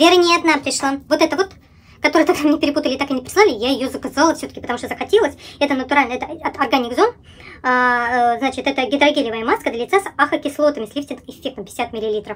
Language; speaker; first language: Russian; native; Russian